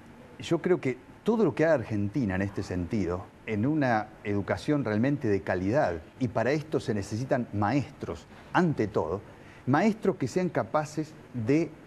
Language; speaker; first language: Spanish; native; Spanish